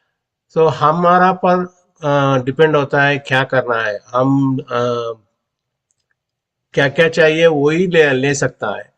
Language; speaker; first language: Hindi; non-native, local second language; Telugu